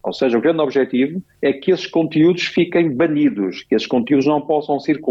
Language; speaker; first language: Portuguese; native; Portuguese